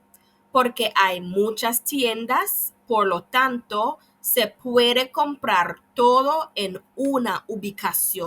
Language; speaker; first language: Spanish; non-native, learner; English